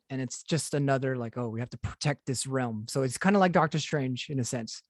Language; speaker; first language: English; native; English